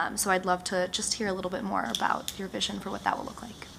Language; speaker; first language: English; early bilingual, other home language; Japanese